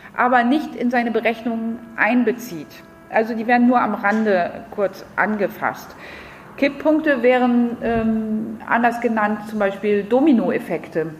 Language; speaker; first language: German; non-native, fluent; French